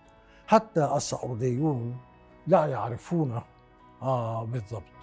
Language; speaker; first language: Arabic; non-native, fluent; Japanese